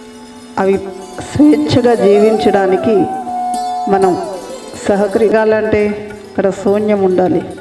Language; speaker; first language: Telugu; native; Telugu